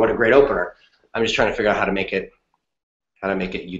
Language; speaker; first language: English; native; English